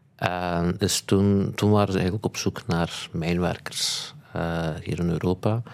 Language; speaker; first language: Dutch; early bilingual, other home language; Turkish